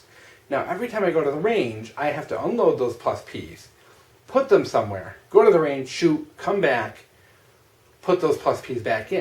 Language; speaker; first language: English; native; English